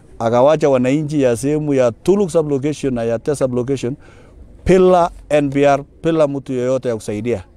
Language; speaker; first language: Swahili; non-native, local second language; Kalenjin